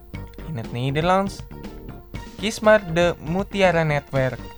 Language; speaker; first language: Dutch; non-native, fluent; Indonesian